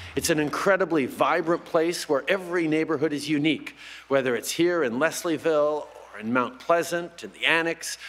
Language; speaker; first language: English; native; English